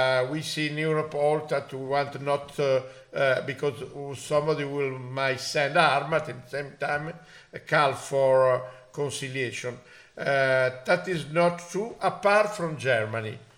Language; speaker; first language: English; non-native, fluent; Italian